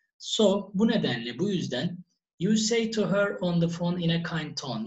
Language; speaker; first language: English; non-native, fluent; Turkish